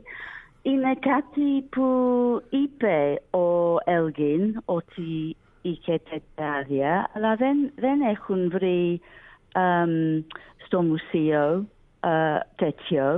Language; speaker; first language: Greek; non-native, learner; English